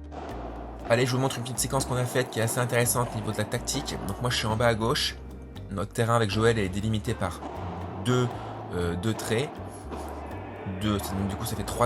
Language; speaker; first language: French; native; French